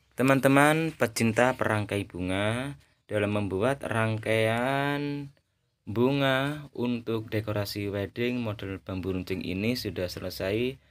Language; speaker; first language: Indonesian; non-native, local second language; Javanese